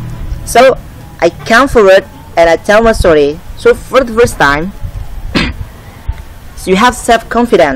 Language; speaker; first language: English; non-native, learner; Indonesian